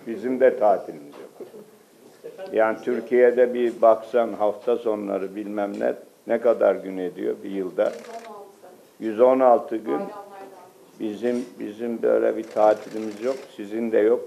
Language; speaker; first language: Turkish; native; Turkish